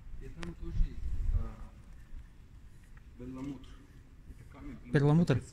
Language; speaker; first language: Russian; non-native, learner; Arabic